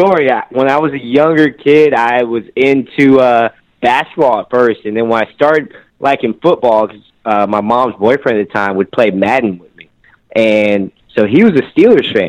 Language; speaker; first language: English; native; English